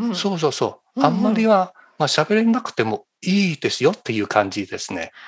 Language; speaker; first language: Japanese; non-native, fluent; Chinese